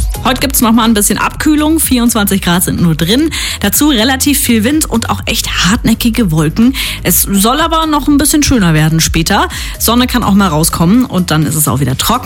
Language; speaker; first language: German; native; German